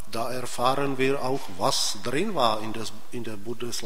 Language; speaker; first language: German; non-native, fluent; Polish